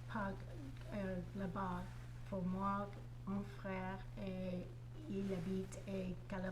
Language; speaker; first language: French; non-native, learner; English